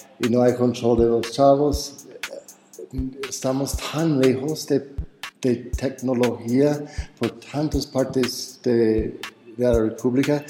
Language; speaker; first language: Spanish; non-native, fluent; English